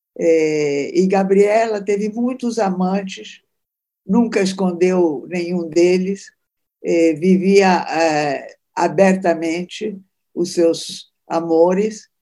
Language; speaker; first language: Portuguese; early bilingual, other home language; Italian